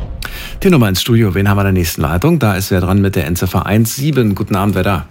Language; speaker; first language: German; native; German